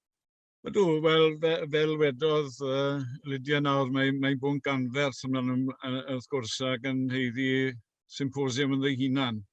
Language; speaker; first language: Welsh; native; Welsh